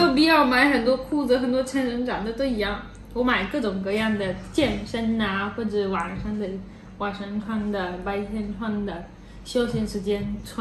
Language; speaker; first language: Chinese; non-native, fluent; Italian